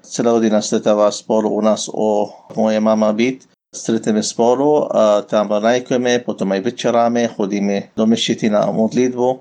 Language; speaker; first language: Slovak; non-native, learner; Arabic